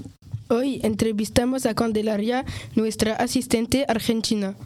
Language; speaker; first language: Spanish; non-native, learner; French